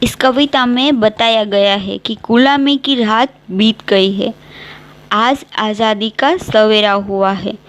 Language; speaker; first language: Hindi; non-native, local second language; Gujarati